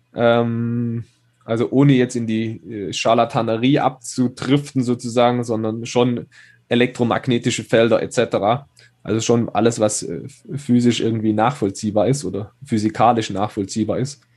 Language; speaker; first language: German; native; German